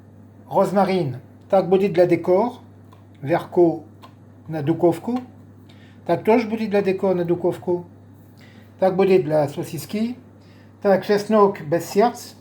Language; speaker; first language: Russian; non-native, learner; French